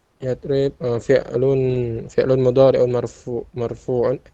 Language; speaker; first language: Arabic; non-native, learner; Indonesian